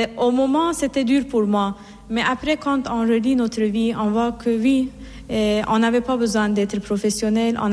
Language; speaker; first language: French; non-native, fluent; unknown